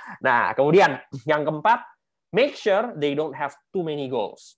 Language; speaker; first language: English; non-native, fluent; Indonesian